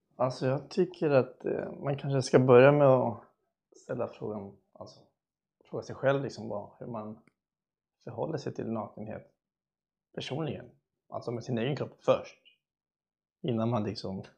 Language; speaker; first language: Swedish; early bilingual, other home language; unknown